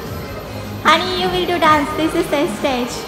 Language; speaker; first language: English; non-native, learner; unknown